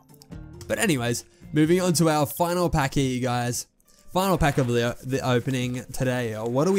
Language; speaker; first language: English; native; English